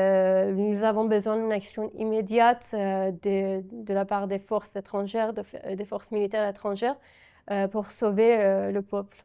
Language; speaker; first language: French; non-native, fluent; Persian